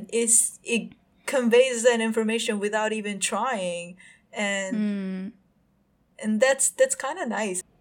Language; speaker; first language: English; non-native, fluent; Japanese